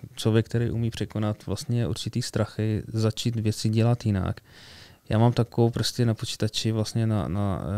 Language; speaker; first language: Czech; early bilingual, other home language; Arabic